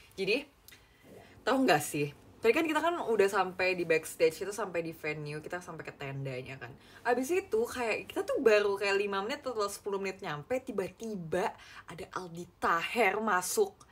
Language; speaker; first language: Indonesian; native; Indonesian